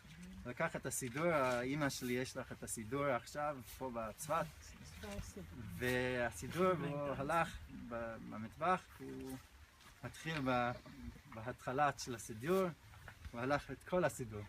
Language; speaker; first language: Hebrew; non-native, fluent; English